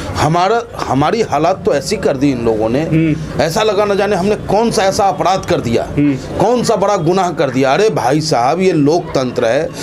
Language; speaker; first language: Hindi; native; Hindi